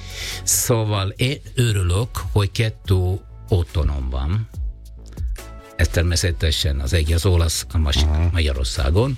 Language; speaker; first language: Hungarian; non-native, fluent; Italian